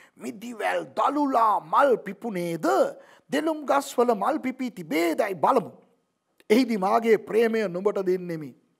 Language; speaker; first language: Sinhala; non-native, local second language; Tamil